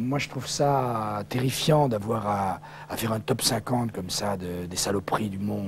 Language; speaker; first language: French; native; French